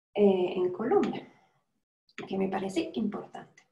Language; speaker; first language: Spanish; non-native, fluent; French